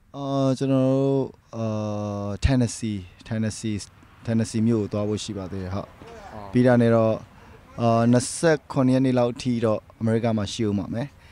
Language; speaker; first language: Burmese; non-native, local second language; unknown